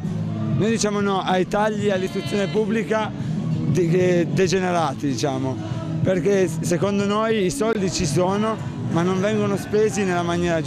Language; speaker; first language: Italian; native; Italian